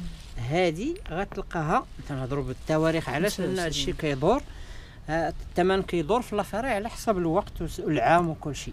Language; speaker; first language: Arabic; native; Arabic